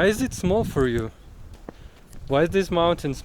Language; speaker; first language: English; non-native, fluent; Russian